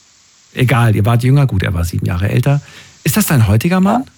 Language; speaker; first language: German; native; German